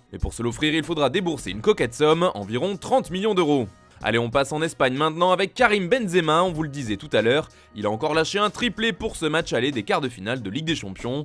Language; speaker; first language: French; native; French